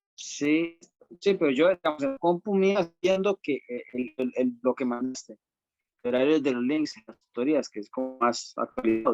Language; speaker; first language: Spanish; native; Spanish